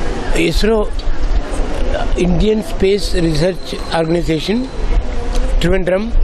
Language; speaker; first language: Hindi; non-native, local second language; Tamil